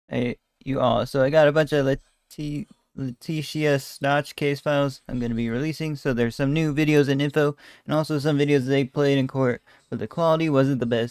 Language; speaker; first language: English; native; English